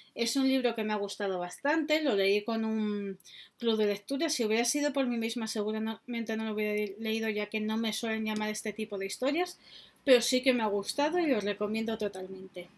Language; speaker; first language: Spanish; native; Spanish